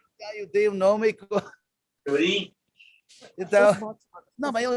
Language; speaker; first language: Portuguese; non-native, fluent; English